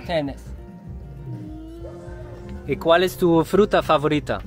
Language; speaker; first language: Spanish; non-native, learner; German